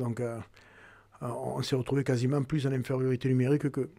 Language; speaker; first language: French; native; French